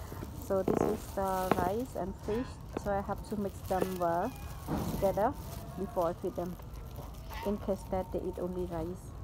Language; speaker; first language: English; non-native, learner; Khmer